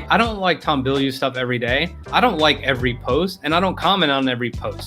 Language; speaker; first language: English; native; English